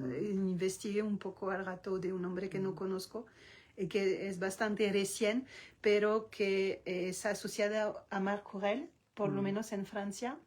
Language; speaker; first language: Spanish; non-native, learner; French